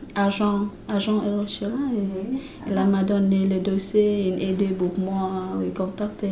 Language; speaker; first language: French; non-native, learner; Vietnamese